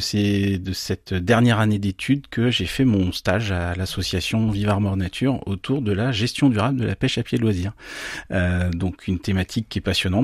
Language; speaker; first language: French; native; French